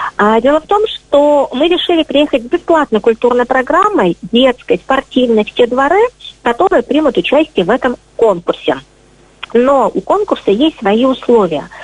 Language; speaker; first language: Russian; native; Russian